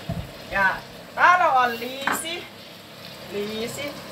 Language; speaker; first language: Finnish; non-native, learner; Thai